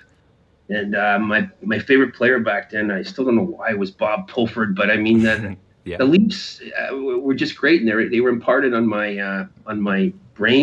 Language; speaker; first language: English; native; English